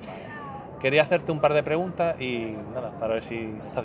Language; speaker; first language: Spanish; native; Spanish